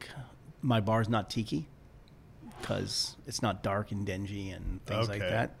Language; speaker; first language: English; native; English